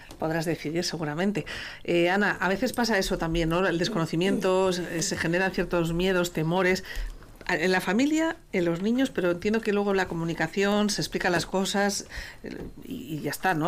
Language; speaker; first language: Spanish; native; Spanish